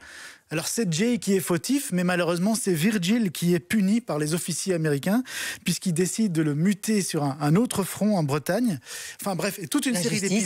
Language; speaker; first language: French; native; French